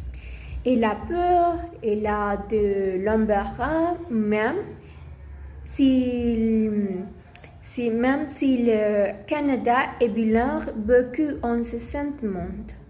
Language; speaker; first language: French; non-native, learner; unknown